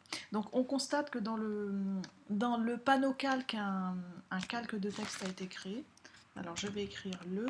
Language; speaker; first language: French; native; French